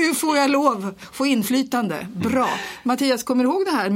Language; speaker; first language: Swedish; native; Swedish